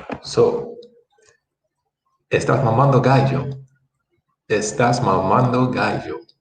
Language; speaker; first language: Spanish; non-native, fluent; English